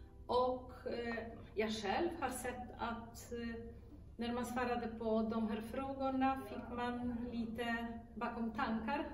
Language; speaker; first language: Swedish; non-native, fluent; Polish